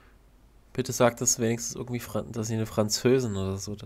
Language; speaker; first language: German; native; German